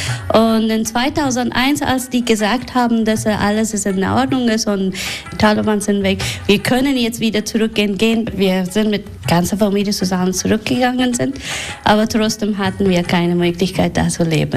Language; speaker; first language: German; non-native, fluent; Persian